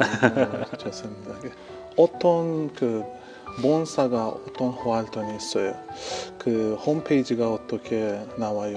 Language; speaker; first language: Korean; non-native, learner; Persian